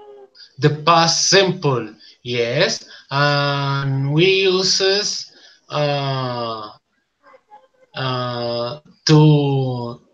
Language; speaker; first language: English; non-native, learner; Spanish